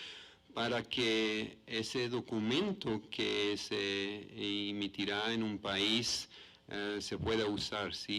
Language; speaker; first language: Spanish; non-native, fluent; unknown